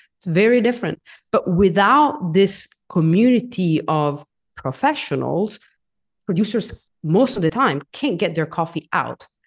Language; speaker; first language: English; non-native, fluent; Italian